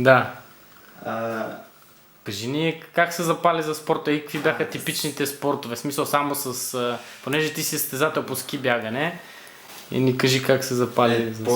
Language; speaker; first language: Bulgarian; native; Bulgarian